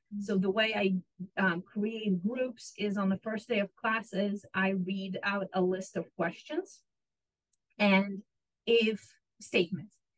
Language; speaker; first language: English; non-native, fluent; Russian